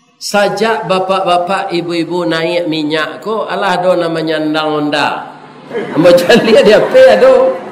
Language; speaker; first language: Malay; non-native, local second language; Minangkabau